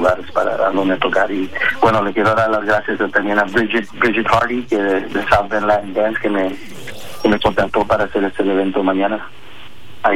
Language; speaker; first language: Spanish; early bilingual, heritage; Spanish